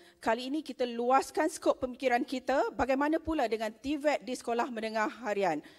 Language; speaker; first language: Malay; native; Malay